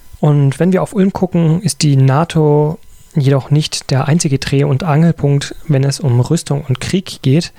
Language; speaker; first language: German; native; German